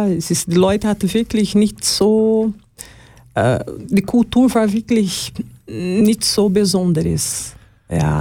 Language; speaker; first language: German; non-native, learner; Portuguese